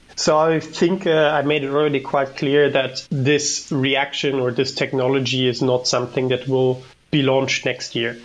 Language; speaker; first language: English; non-native, fluent; German